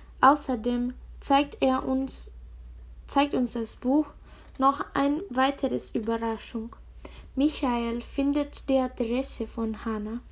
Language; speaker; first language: German; non-native, learner; Spanish